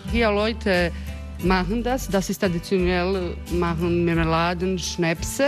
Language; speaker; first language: German; non-native, learner; Croatian